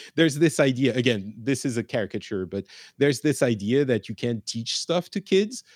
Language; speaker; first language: English; non-native, fluent; Arabic